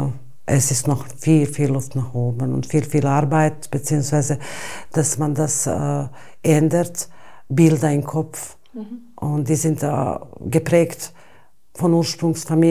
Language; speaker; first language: German; non-native, fluent; Bosnian